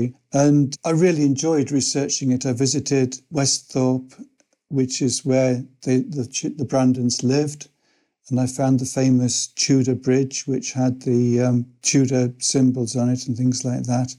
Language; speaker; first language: English; native; English